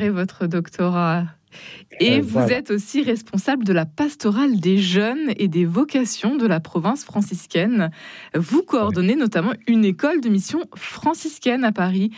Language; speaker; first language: French; native; French